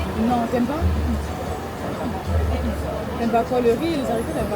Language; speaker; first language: French; native; French